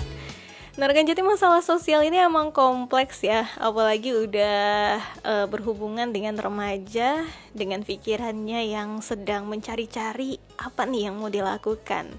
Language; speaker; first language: Indonesian; native; Indonesian